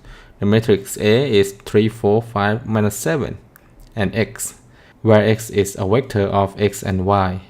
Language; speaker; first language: English; non-native, fluent; Thai